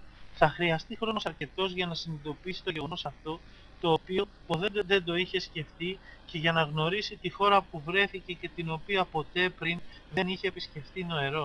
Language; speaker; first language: Greek; native; Greek